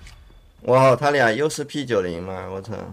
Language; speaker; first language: Chinese; native; Chinese